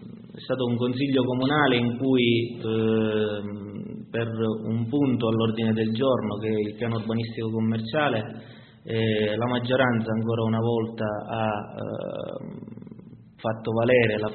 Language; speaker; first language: Italian; native; Italian